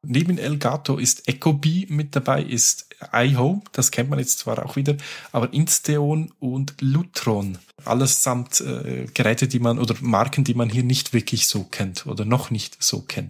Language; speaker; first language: German; native; German